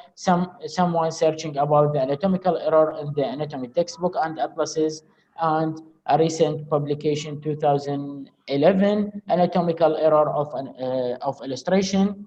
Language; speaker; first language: English; non-native, fluent; Arabic